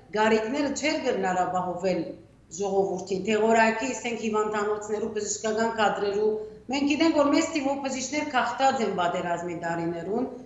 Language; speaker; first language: Armenian; early bilingual, heritage; Armenian